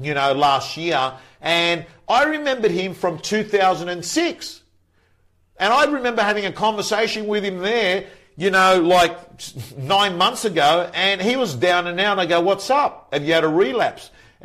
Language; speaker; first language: English; native; English